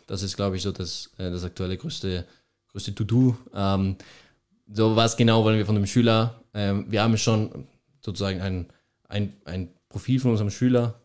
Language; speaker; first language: German; non-native, fluent; Spanish